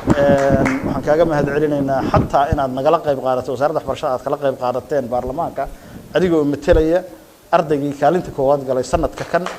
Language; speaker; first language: Somali; native; Somali